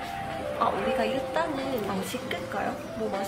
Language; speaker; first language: Korean; non-native, learner; Malay